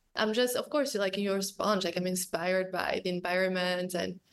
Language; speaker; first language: English; non-native, fluent; French